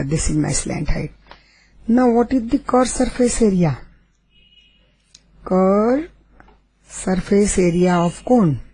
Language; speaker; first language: English; non-native, local second language; Gujarati